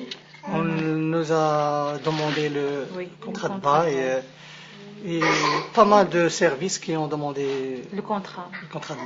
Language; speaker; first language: French; non-native, local second language; Arabic